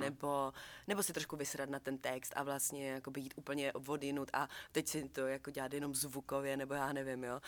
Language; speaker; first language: Czech; native; Czech